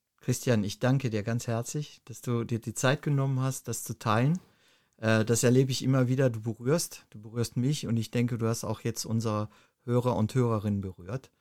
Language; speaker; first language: German; native; German